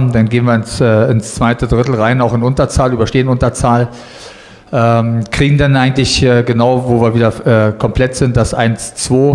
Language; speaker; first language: German; native; German